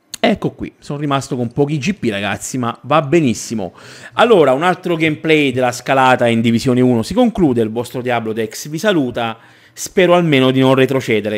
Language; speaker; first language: Italian; native; Italian